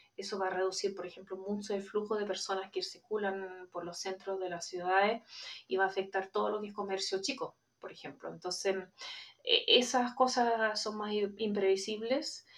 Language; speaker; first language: Spanish; non-native, fluent; German